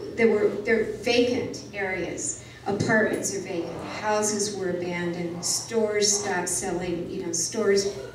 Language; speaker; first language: English; native; English